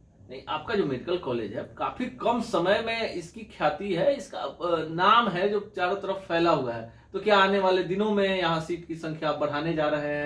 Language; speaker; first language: Hindi; native; Hindi